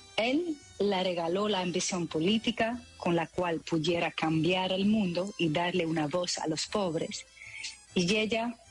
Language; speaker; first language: Spanish; non-native, fluent; French